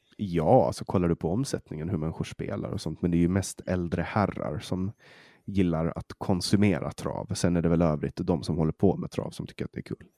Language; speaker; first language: Swedish; native; Swedish